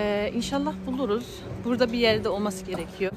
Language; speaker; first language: Turkish; non-native, learner; German